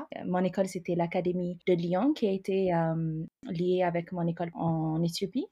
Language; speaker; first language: French; non-native, fluent; Amharic